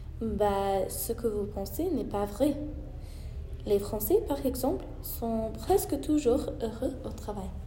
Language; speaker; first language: French; non-native, learner; English